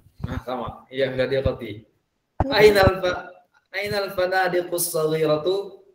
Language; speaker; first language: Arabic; non-native, fluent; Indonesian